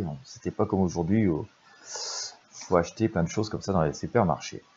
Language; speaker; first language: French; native; French